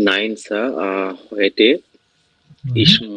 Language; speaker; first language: German; non-native, learner; Bangla